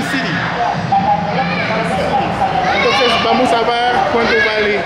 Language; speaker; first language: Spanish; non-native, learner; English